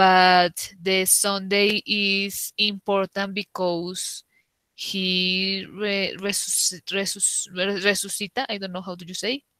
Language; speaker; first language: English; non-native, learner; Spanish